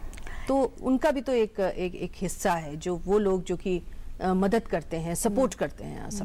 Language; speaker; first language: Hindi; native; Hindi